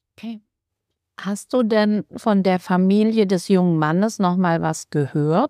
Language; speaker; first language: German; native; German